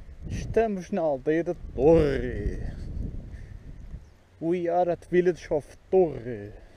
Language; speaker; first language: English; non-native, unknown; Portuguese